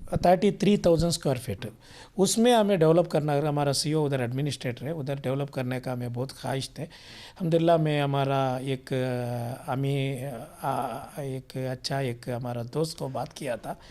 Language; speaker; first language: Hindi; non-native, local second language; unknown